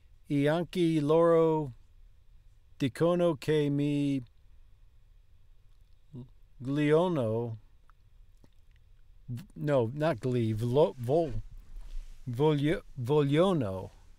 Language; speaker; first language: Italian; non-native, learner; English